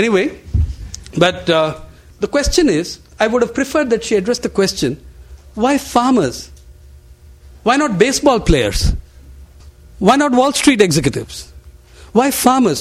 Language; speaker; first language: English; non-native, local second language; Telugu